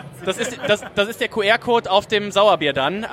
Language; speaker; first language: German; native; German